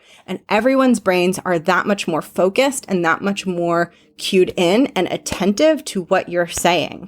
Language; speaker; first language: English; native; English